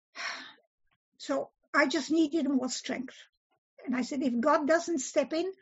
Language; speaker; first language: English; early bilingual, other home language; Polish